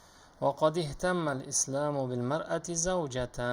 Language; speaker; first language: Arabic; non-native, fluent; Uzbek